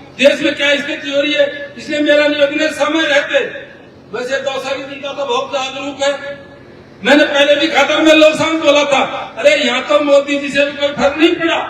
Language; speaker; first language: Hindi; native; Hindi